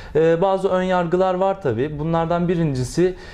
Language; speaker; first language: Turkish; native; Turkish